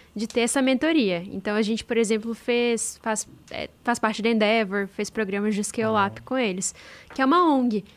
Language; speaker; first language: Portuguese; native; Portuguese